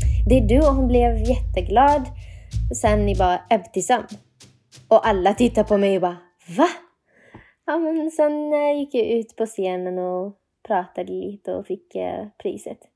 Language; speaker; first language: Swedish; non-native, fluent; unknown